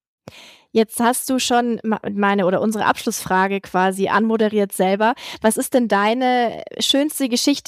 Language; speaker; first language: German; native; German